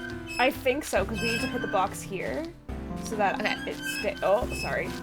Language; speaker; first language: English; native; English